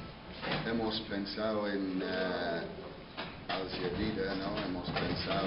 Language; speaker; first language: Spanish; non-native, fluent; English